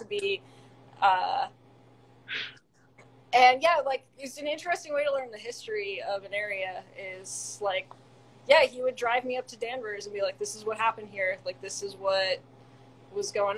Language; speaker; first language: English; native; English